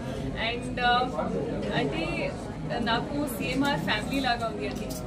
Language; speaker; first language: Telugu; non-native, learner; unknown